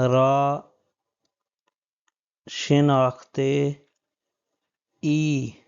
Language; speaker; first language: Persian; non-native, fluent; Urdu